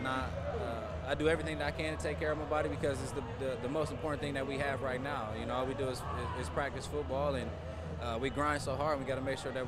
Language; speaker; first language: English; native; English